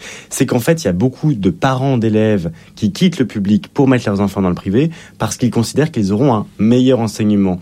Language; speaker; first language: French; native; French